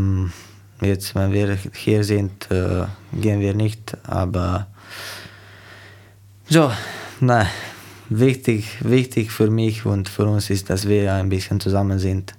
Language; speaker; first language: German; non-native, fluent; Slovenian